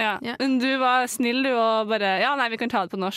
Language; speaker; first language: Norwegian; native; Norwegian